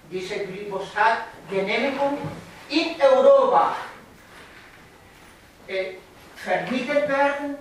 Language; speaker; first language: German; non-native, fluent; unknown